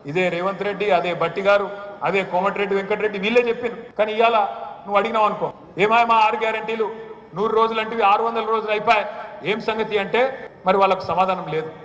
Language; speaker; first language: Telugu; native; Telugu